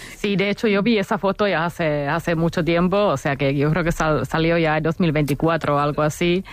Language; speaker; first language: Spanish; non-native, fluent; Finnish